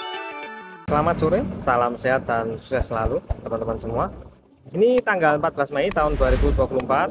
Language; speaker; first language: Indonesian; native; Indonesian